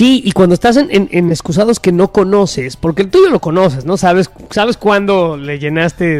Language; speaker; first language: Spanish; native; Spanish